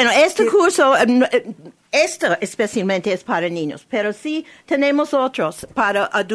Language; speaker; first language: Spanish; non-native, learner; English